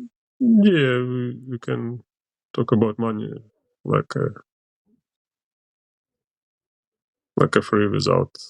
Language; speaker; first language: English; non-native, learner; Ukrainian